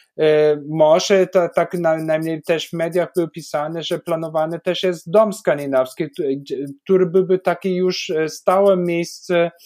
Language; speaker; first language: Polish; non-native, fluent; German